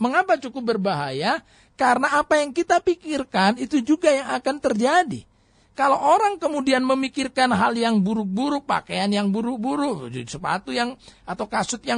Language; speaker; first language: Indonesian; native; Indonesian